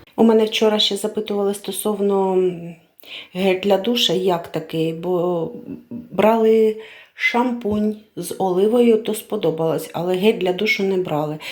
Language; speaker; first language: Ukrainian; non-native, local second language; Russian